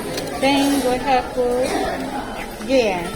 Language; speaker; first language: Japanese; non-native, fluent; Filipino